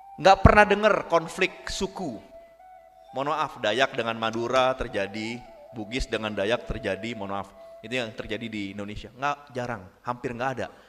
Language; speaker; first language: Indonesian; non-native, local second language; Minangkabau